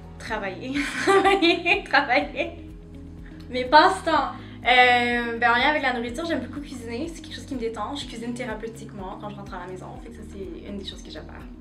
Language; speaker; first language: French; early bilingual, other home language; Vietnamese